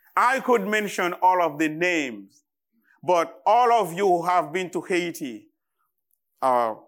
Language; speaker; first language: English; non-native, fluent; Haitian Creole